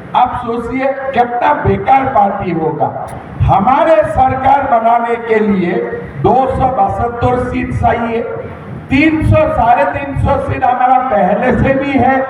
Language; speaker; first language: Hindi; non-native, local second language; Assamese